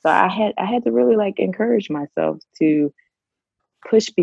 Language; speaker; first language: English; native; English